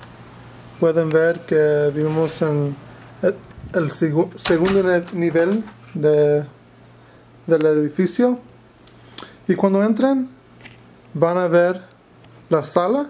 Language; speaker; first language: Spanish; non-native, fluent; English